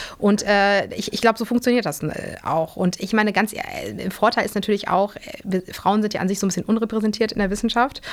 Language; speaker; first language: German; early bilingual, other home language; Polish